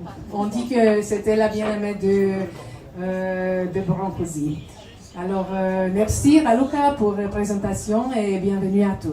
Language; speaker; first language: French; non-native, fluent; Romanian